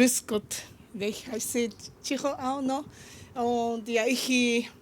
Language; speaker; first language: German; non-native, learner; Japanese